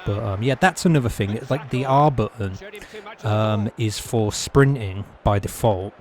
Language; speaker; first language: English; native; English